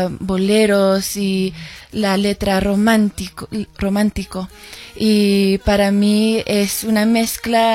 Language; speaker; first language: Spanish; non-native, learner; English